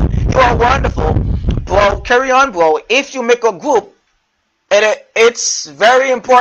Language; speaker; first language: English; non-native, fluent; Haitian Creole